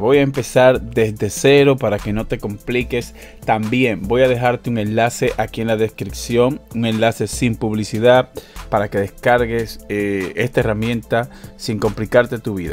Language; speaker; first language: Spanish; native; Spanish